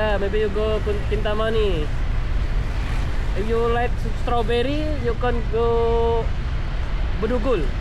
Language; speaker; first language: English; non-native, learner; Indonesian